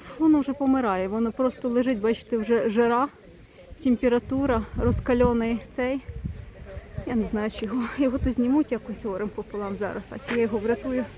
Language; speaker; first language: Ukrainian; non-native, local second language; Russian